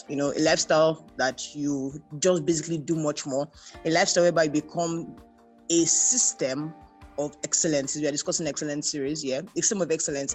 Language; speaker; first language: English; non-native, local second language; Yoruba